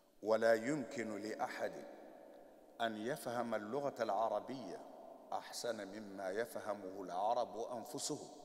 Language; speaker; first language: Arabic; non-native, fluent; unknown